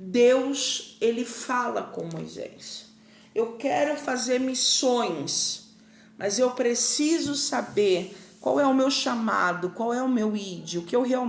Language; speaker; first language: Portuguese; native; Portuguese